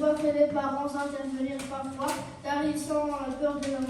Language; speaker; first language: French; non-native, learner; Arabic